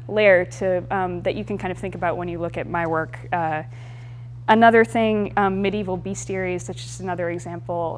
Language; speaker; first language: English; native; English